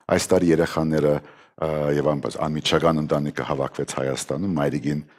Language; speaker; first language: Armenian; early bilingual, heritage; Armenian